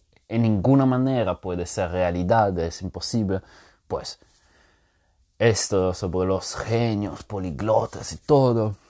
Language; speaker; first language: Spanish; non-native, fluent; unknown